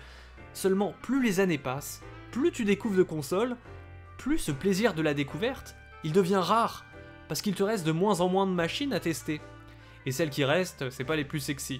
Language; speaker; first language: French; native; French